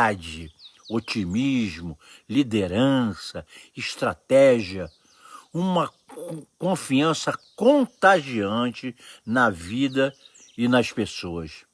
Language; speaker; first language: Portuguese; native; Portuguese